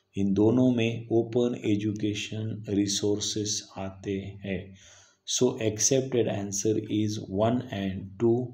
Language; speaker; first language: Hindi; non-native, local second language; Marathi